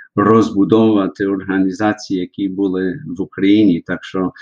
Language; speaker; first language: Ukrainian; early bilingual, heritage; English